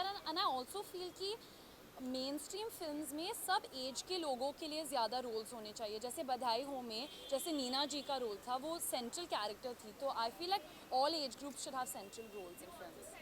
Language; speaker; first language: Hindi; native; Hindi